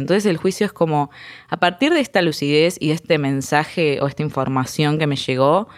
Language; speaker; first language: Spanish; native; Spanish